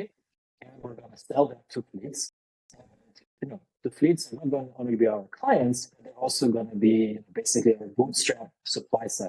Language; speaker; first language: English; non-native, fluent; Lithuanian